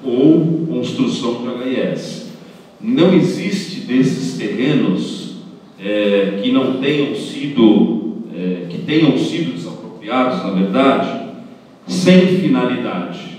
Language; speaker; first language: Portuguese; native; Portuguese